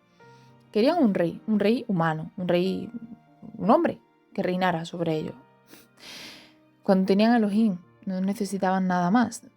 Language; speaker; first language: Spanish; native; Spanish